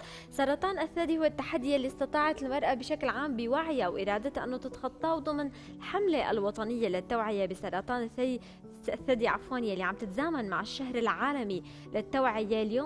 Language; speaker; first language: Arabic; native; Arabic